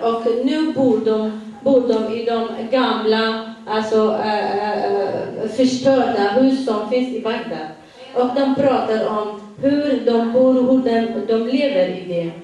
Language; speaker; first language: Swedish; non-native, fluent; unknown